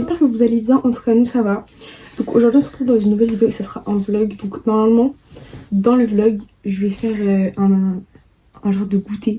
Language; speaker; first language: French; native; French